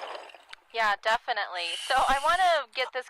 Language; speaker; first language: English; native; English